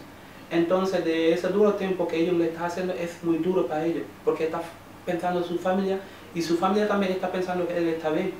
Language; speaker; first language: Spanish; non-native, learner; Wolof